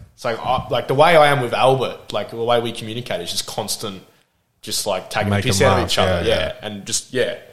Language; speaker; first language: English; native; English